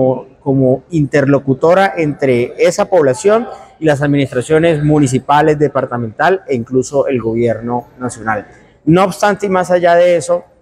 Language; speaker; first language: Spanish; native; Spanish